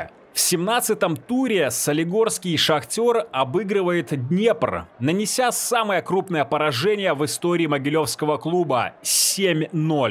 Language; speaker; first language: Russian; native; Russian